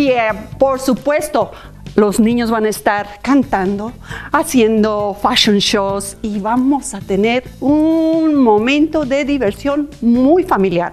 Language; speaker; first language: Spanish; native; Spanish